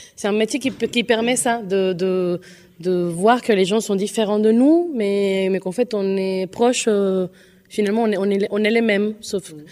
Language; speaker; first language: French; non-native, fluent; Spanish